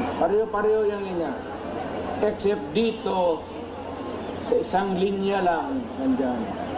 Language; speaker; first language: Filipino; non-native, local second language; Cebuano